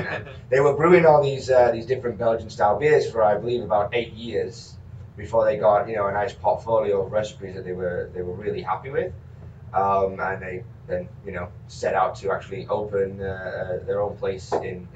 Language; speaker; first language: English; native; English